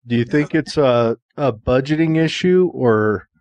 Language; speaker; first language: English; native; English